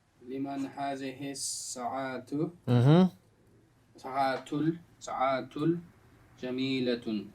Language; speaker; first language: Arabic; non-native, learner; English